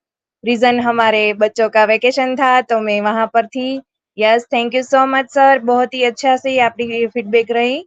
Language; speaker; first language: Hindi; native; Hindi